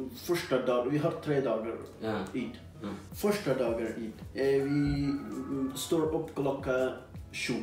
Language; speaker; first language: Swedish; non-native, fluent; Persian